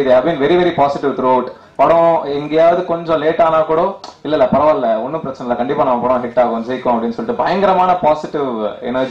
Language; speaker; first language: Tamil; native; Tamil